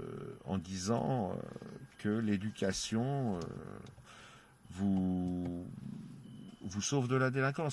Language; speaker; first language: French; native; French